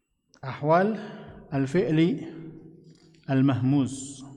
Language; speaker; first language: Arabic; non-native, fluent; Indonesian